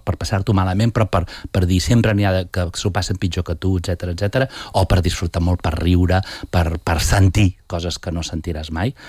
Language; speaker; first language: Catalan; native; Catalan